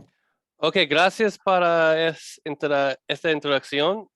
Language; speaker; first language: Spanish; non-native, learner; English